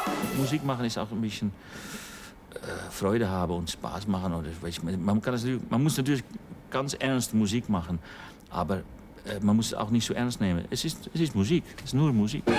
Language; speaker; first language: German; non-native, fluent; Italian